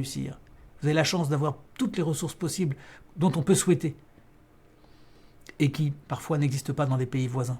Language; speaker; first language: French; native; French